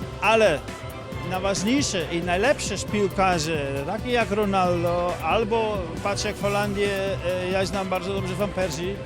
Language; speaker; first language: Polish; non-native, learner; Dutch